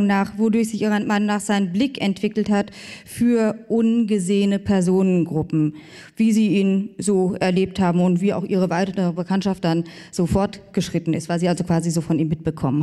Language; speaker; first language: German; native; German